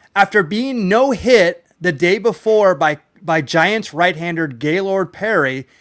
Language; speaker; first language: English; native; English